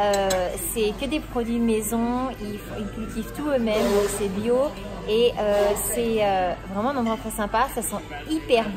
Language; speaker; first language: French; native; French